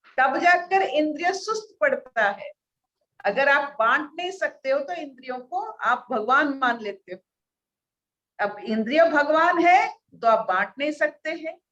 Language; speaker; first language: Hindi; non-native, local second language; Odia